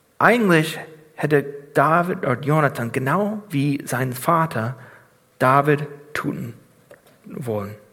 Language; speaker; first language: German; non-native, fluent; English